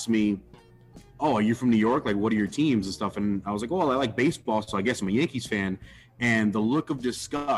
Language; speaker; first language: English; native; English